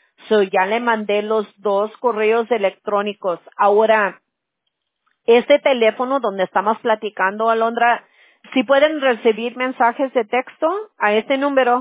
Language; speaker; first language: Spanish; early bilingual, heritage; Spanish